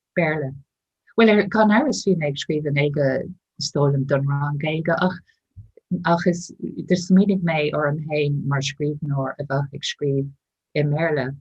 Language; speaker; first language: Irish; non-native, local second language; English